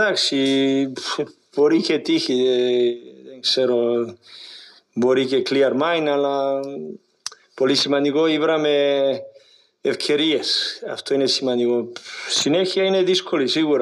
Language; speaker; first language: Greek; non-native, learner; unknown